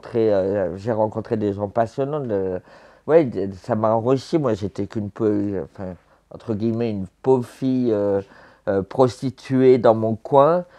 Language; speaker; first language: French; native; French